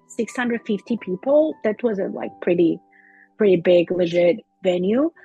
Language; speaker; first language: English; non-native, fluent; Russian